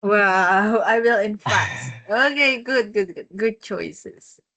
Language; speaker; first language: English; non-native, fluent; Indonesian